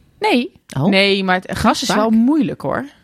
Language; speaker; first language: Dutch; native; Dutch